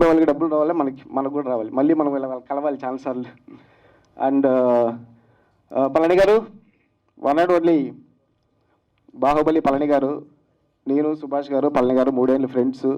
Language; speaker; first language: Telugu; native; Telugu